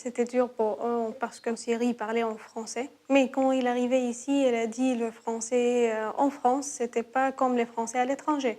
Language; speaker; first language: French; non-native, learner; Arabic